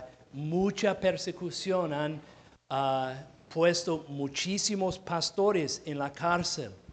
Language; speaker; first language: Spanish; non-native, fluent; English